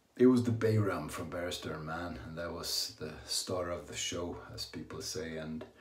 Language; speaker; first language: English; non-native, fluent; Swedish